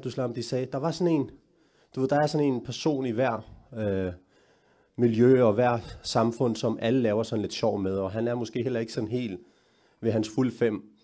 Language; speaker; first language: Danish; early bilingual, other home language; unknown